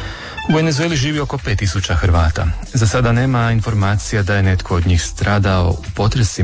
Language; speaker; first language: Serbian; native; Serbian